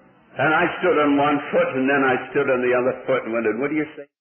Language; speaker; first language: English; native; English